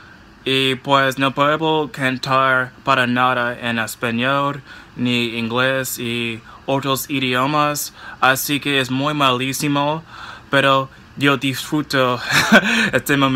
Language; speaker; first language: Spanish; non-native, fluent; English